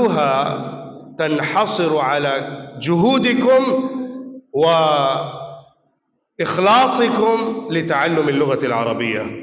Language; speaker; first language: Arabic; non-native, fluent; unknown